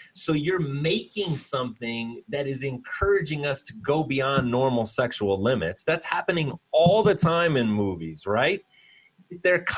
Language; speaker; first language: English; native; English